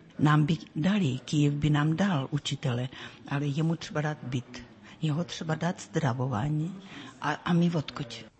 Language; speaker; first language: Czech; early bilingual, heritage; Czech